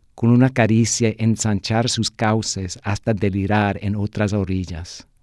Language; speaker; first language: Spanish; non-native, fluent; English